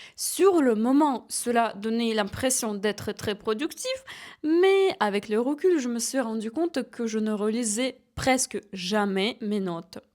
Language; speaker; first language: French; non-native, fluent; Ukrainian